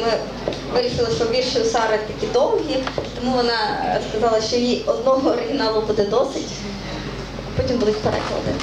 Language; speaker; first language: Ukrainian; native; Ukrainian